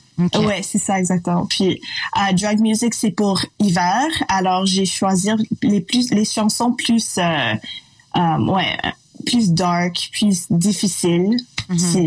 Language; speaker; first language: French; non-native, local second language; English